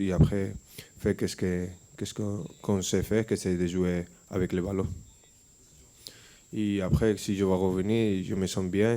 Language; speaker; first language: French; non-native, fluent; Spanish